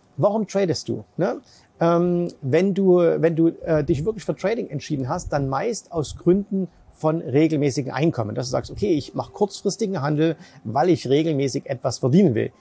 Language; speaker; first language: German; native; German